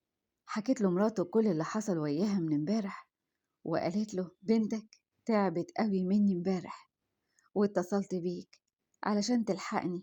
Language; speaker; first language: Arabic; native; Arabic